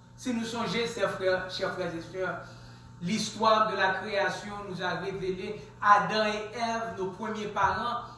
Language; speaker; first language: French; non-native, local second language; Haitian Creole